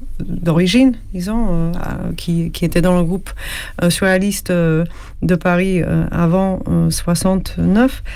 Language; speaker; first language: French; non-native, fluent; Polish